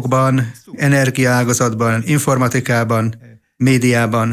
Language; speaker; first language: Hungarian; non-native, fluent; Hebrew